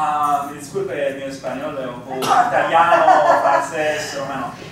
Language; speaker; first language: Spanish; non-native, learner; Romanian